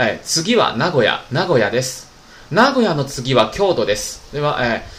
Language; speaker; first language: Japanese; non-native, fluent; Chinese